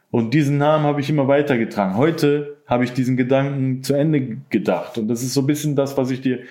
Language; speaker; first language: German; native; German